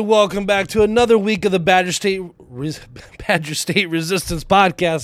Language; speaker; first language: English; native; English